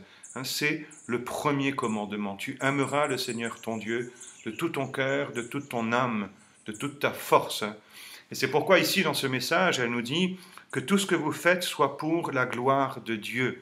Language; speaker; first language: French; native; French